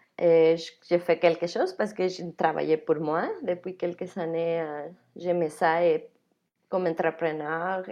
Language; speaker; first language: French; non-native, fluent; Spanish